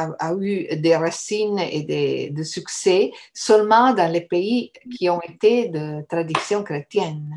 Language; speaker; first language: French; non-native, fluent; Italian